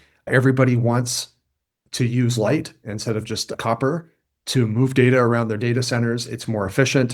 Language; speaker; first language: English; native; English